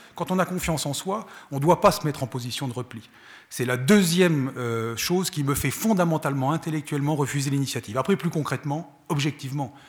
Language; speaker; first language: French; native; French